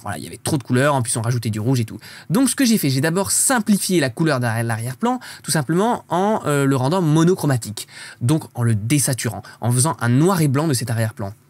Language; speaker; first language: French; native; French